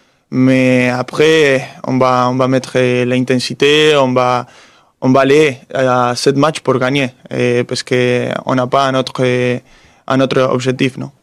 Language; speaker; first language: French; non-native, fluent; Spanish